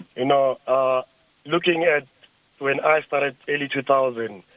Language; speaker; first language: English; non-native, local second language; Tsonga